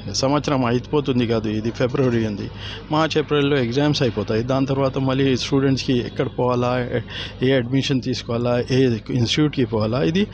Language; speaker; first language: Telugu; non-native, local second language; Urdu